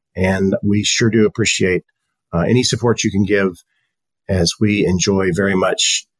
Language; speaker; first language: English; native; English